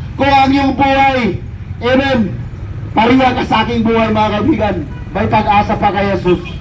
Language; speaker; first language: Filipino; non-native, local second language; Cebuano